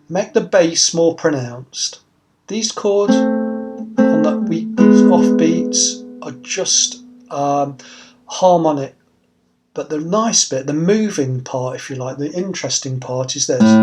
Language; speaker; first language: English; native; English